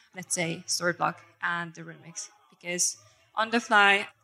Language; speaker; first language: English; non-native, fluent; Japanese